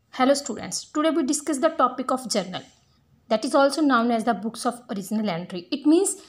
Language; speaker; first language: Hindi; non-native, local second language; Punjabi